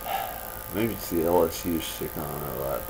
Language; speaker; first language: English; native; English